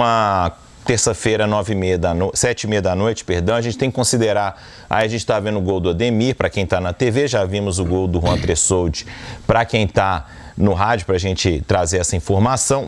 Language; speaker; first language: Portuguese; native; Portuguese